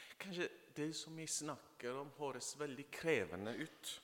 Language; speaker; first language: Norwegian; non-native, fluent; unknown